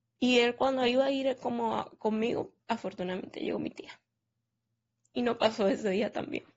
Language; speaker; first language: Spanish; native; Spanish